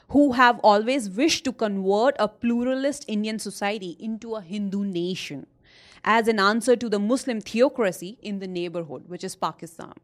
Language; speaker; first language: English; non-native, local second language; Hindi